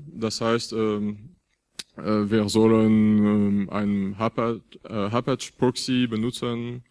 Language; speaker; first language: German; non-native, fluent; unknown